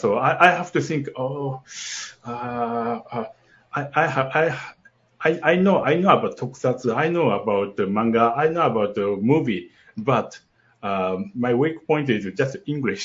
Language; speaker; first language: English; non-native, learner; Japanese